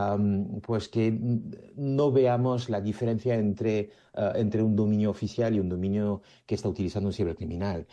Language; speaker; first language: Spanish; native; Spanish